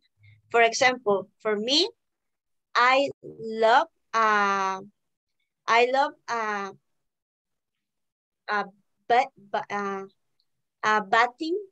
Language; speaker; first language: English; non-native, learner; Spanish